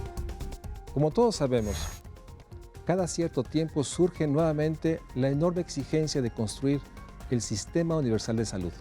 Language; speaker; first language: Spanish; native; Spanish